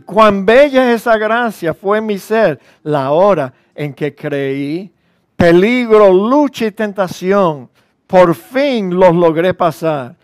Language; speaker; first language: Spanish; native; Spanish